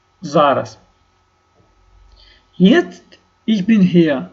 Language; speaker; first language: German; non-native, learner; Ukrainian